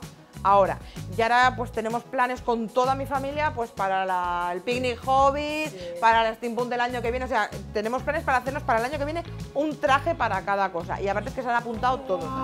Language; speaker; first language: Spanish; native; Spanish